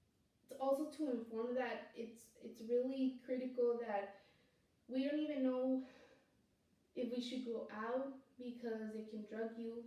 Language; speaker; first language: English; non-native, fluent; Spanish